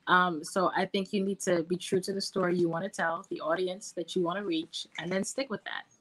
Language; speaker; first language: English; native; English